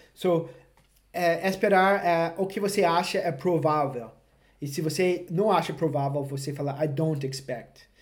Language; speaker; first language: Portuguese; non-native, fluent; English